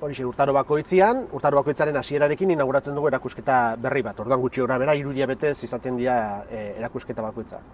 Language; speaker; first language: Basque; native; Basque